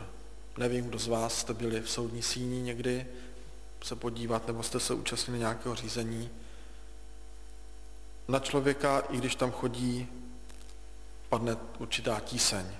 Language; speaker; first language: Czech; native; Czech